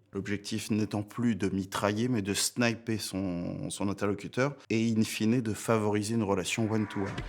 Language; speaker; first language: French; native; French